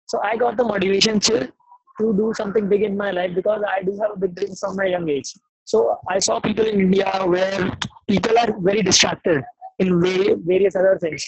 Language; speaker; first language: English; non-native, local second language; Hindi